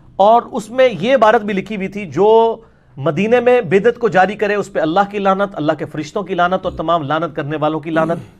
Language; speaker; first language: Urdu; non-native, local second language; Punjabi